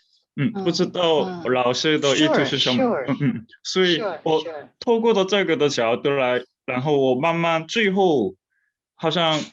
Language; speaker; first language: Chinese; non-native, fluent; Korean